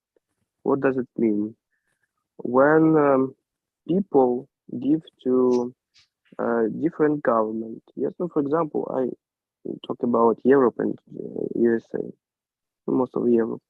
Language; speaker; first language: English; non-native, learner; Ukrainian